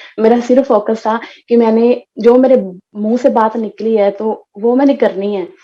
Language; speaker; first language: Hindi; non-native, local second language; Punjabi